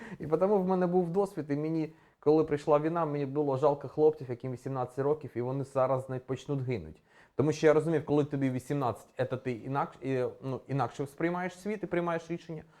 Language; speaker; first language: Ukrainian; non-native, local second language; Russian